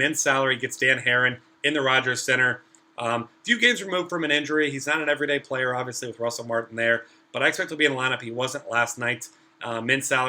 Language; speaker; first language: English; native; English